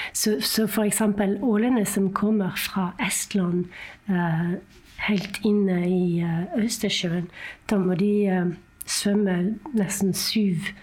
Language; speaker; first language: Norwegian; non-native, fluent; French